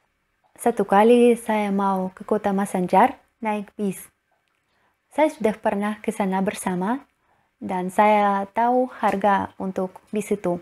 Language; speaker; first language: Indonesian; non-native, learner; Russian